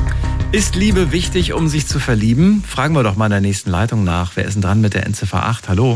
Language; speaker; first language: German; native; German